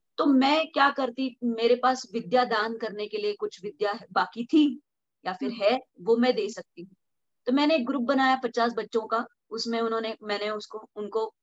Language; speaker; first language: Hindi; non-native, local second language; Marathi